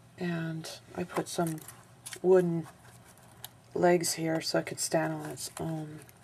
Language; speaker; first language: English; non-native, fluent; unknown